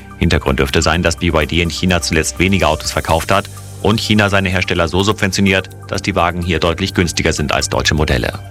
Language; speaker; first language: German; native; German